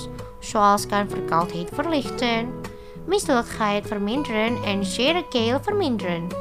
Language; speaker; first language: Dutch; non-native, fluent; Indonesian